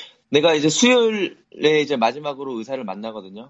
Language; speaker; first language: Korean; native; Korean